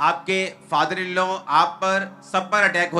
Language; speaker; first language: Hindi; native; Hindi